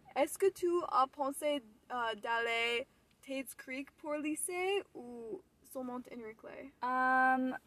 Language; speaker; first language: French; non-native, learner; English